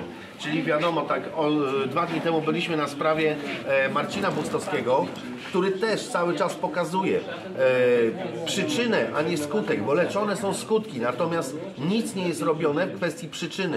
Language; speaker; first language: Polish; native; Polish